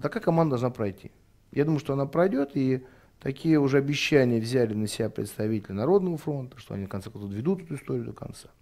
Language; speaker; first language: Russian; native; Russian